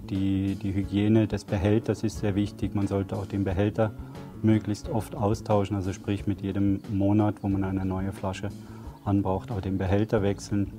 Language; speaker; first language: German; native; German